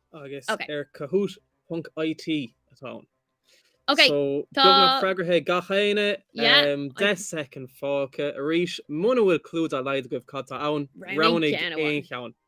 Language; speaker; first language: Irish; non-native, local second language; English